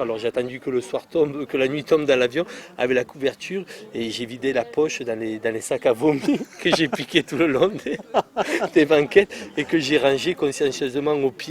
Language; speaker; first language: French; native; French